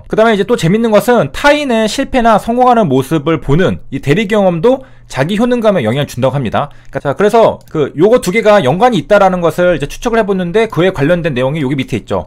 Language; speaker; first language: Korean; native; Korean